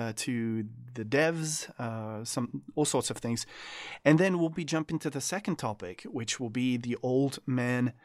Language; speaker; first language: English; non-native, fluent; French